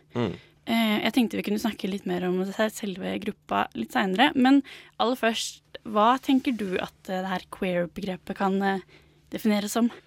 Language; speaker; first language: Norwegian; native; Norwegian